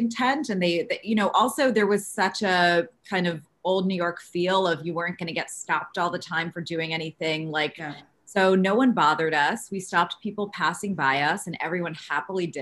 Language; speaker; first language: English; native; English